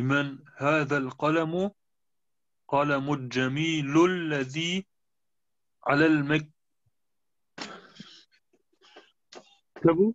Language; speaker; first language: Arabic; non-native, learner; German